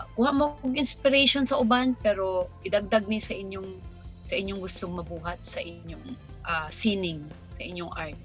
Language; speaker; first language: Cebuano; non-native, local second language; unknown